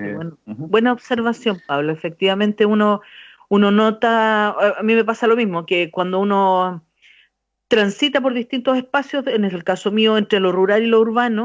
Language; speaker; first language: Spanish; native; Spanish